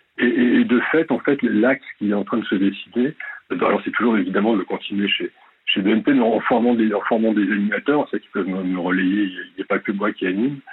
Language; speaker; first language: French; native; French